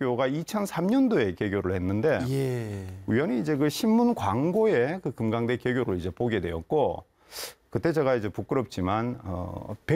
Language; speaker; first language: Korean; native; Korean